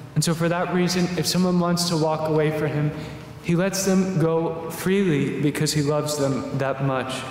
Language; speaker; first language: English; native; English